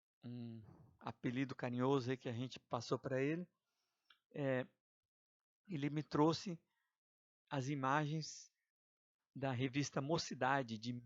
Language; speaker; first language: Portuguese; native; Portuguese